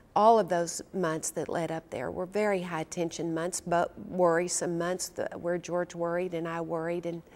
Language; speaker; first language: English; native; English